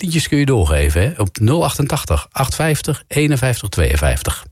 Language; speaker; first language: Dutch; native; Dutch